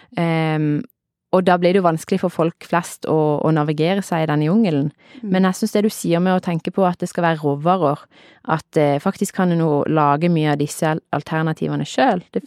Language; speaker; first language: Norwegian; native; Norwegian